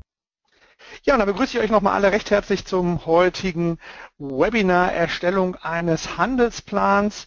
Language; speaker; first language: German; native; German